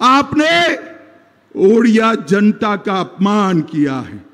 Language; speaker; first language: Hindi; non-native, local second language; Gujarati